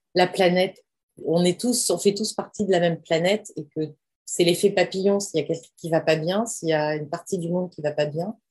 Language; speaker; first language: French; native; French